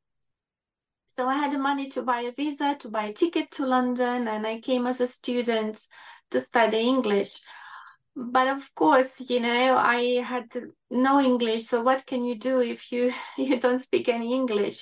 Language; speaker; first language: English; non-native, fluent; Ukrainian